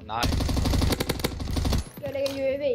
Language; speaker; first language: Swedish; early bilingual, other home language; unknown